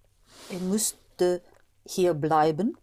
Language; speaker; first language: German; non-native, learner; English